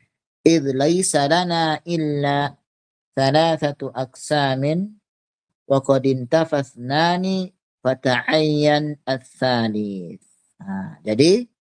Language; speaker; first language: Arabic; non-native, fluent; Indonesian